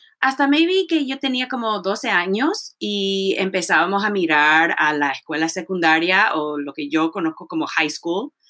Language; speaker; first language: Spanish; early bilingual, heritage; Spanish